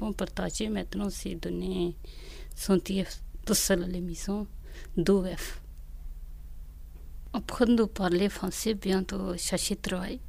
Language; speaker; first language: French; non-native, learner; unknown